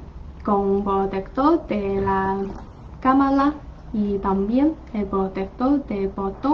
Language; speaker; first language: Spanish; non-native, learner; Chinese